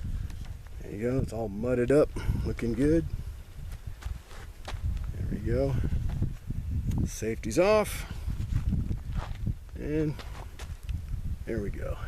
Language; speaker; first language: English; native; English